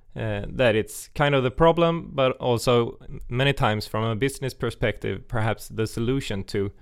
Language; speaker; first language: English; non-native, fluent; Swedish